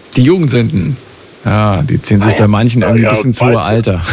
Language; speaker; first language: German; native; German